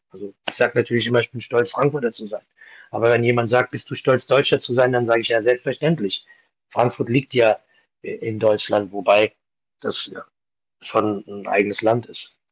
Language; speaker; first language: German; early bilingual, other home language; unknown